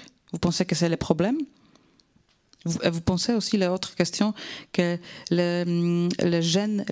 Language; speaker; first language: French; non-native, fluent; Polish